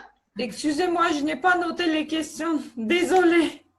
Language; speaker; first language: French; non-native, fluent; Armenian